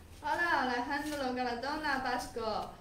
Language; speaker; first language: Spanish; non-native, learner; Chinese